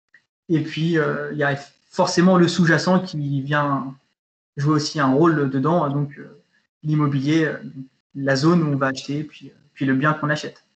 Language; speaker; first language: French; native; French